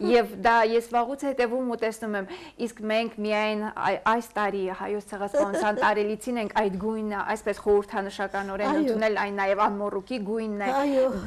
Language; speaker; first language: Armenian; native; Armenian